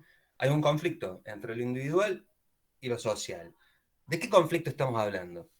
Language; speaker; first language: Spanish; native; Spanish